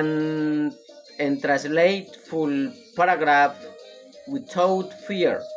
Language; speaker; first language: English; non-native, learner; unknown